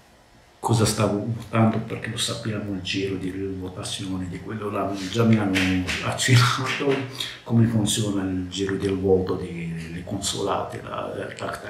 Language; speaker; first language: Italian; non-native, learner; Arabic